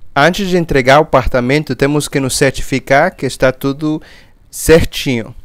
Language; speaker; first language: Portuguese; non-native, fluent; English